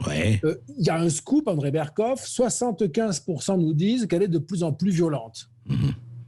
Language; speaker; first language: French; native; French